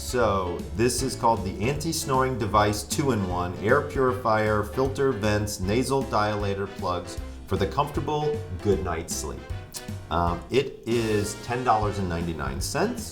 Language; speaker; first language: English; native; English